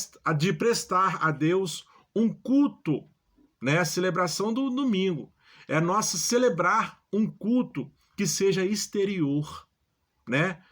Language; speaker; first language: Portuguese; native; Portuguese